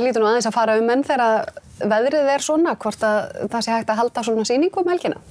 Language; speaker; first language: Icelandic; native; Icelandic